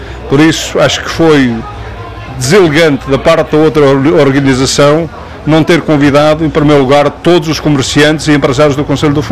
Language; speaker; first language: Portuguese; native; Portuguese